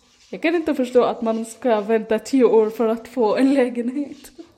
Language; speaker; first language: Swedish; non-native, fluent; Arabic